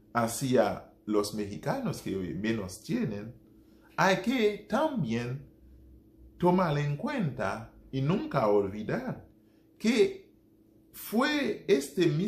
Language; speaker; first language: Spanish; non-native, fluent; Haitian Creole